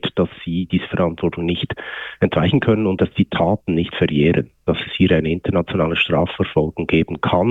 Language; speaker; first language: German; native; German